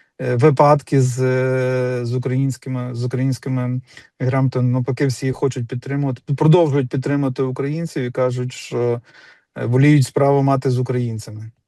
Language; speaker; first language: Ukrainian; native; Ukrainian